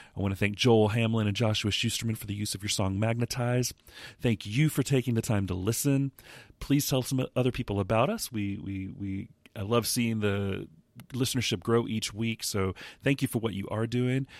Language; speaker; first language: English; native; English